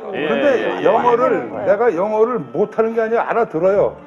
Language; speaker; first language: Korean; non-native, fluent; English